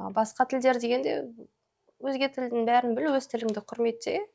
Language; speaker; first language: Kazakh; non-native, local second language; Russian